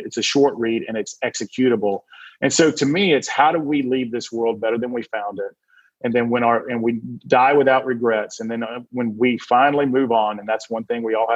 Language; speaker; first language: English; native; English